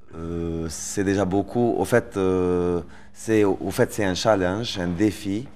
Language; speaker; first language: French; non-native, local second language; Arabic